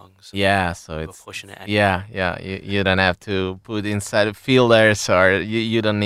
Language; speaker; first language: English; non-native, fluent; Italian